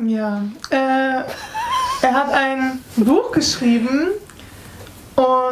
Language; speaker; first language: German; native; German